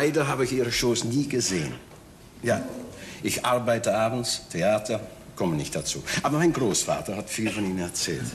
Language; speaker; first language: German; non-native, fluent; Dutch